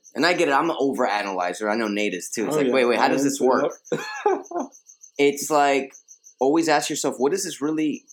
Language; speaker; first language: English; early bilingual, other home language; Spanish